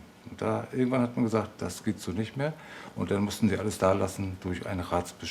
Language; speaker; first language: German; native; German